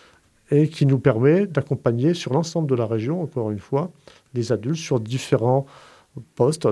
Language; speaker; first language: French; native; French